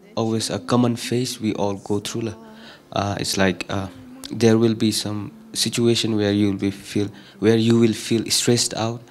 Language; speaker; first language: English; non-native, fluent; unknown